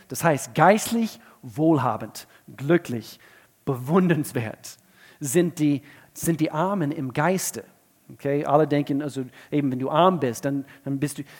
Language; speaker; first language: German; non-native, fluent; English